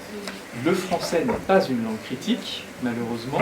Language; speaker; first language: French; native; French